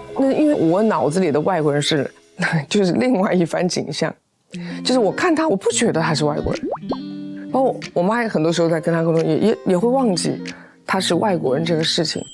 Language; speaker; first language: Chinese; native; Chinese